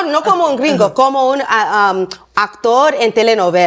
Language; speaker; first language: Spanish; non-native, learner; English